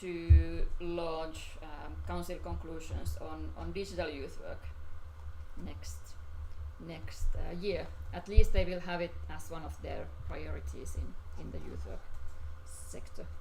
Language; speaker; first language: English; non-native, fluent; Finnish